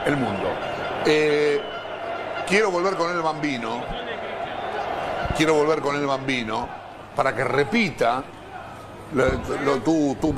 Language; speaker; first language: Spanish; native; Spanish